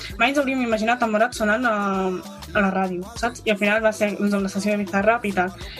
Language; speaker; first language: Catalan; early bilingual, other home language; Arabic